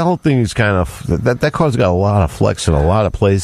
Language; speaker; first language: English; native; English